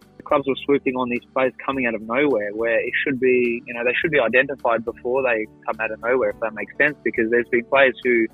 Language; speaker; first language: English; non-native, local second language; Greek